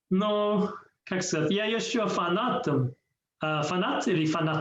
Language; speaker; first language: Russian; non-native, learner; English